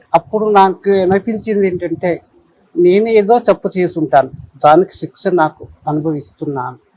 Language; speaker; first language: Telugu; non-native, fluent; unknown